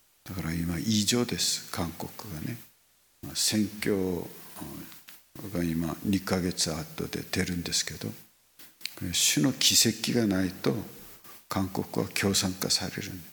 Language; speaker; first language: Japanese; non-native, fluent; Korean